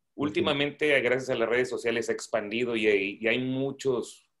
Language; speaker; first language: Spanish; native; Spanish